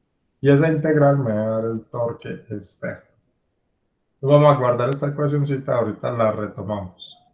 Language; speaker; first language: Spanish; native; Spanish